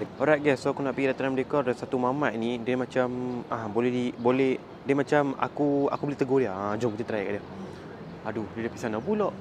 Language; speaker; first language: Malay; early bilingual, other home language; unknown